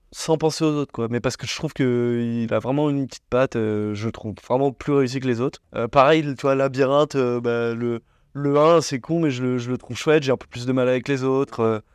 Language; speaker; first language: French; native; French